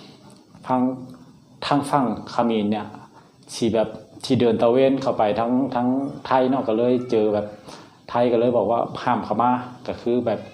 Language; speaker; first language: Thai; non-native, local second language; Lao